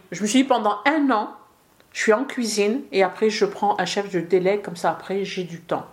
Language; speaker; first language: French; early bilingual, other home language; Arabic